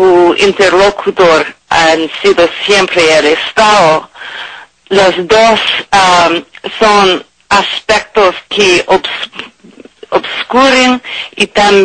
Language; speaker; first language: Spanish; non-native, learner; English